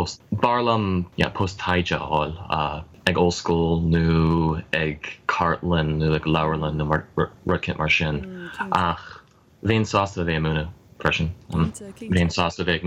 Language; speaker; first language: Irish; non-native, fluent; English